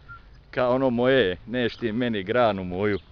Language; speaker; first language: Serbian; native; Serbian